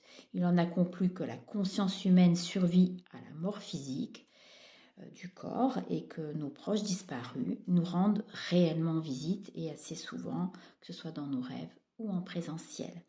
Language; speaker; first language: French; native; French